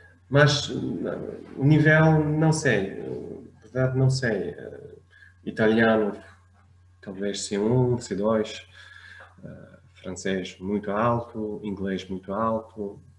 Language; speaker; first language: Portuguese; non-native, fluent; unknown